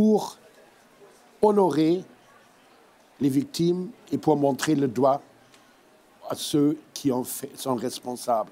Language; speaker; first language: French; non-native, fluent; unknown